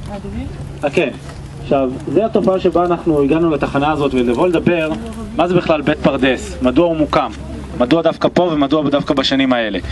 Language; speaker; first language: Hebrew; native; Hebrew